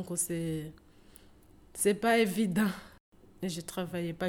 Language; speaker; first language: French; non-native, local second language; Comorian